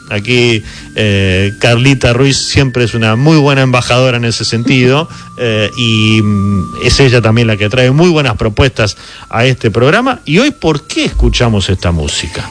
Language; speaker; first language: Spanish; native; Spanish